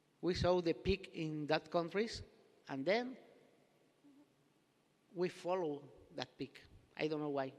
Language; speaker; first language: English; non-native, learner; Spanish